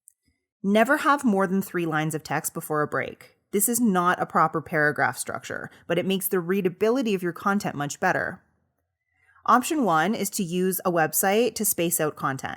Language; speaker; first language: English; native; English